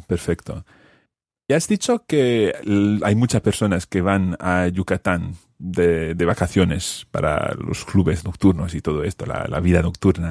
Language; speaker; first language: Spanish; non-native, fluent; English